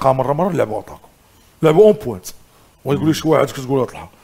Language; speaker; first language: Arabic; native; Arabic